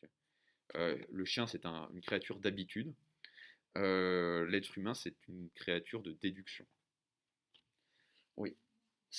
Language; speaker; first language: French; native; French